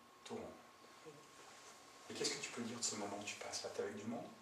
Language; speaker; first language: French; native; French